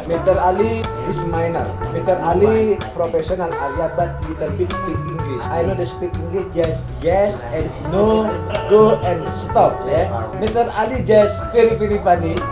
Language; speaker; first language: English; non-native, learner; Indonesian